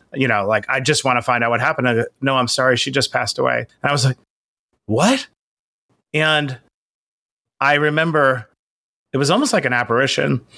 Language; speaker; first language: English; native; English